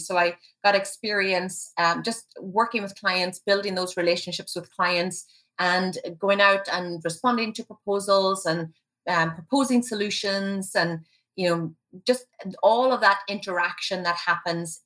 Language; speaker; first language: English; native; English